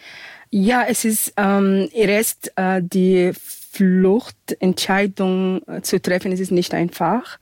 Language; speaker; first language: German; non-native, fluent; Arabic